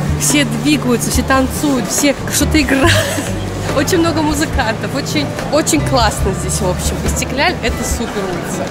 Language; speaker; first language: Russian; native; Russian